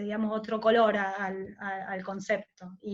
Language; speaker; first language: Spanish; native; Spanish